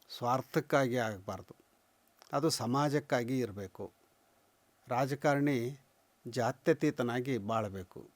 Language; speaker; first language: Kannada; native; Kannada